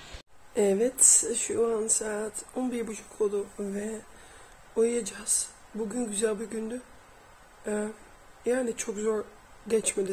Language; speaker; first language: Turkish; early bilingual, heritage; Turkish